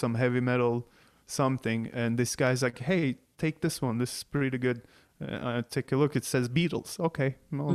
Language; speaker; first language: English; non-native, fluent; Turkish